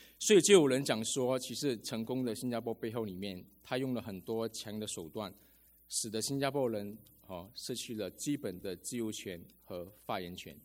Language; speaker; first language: Chinese; native; Chinese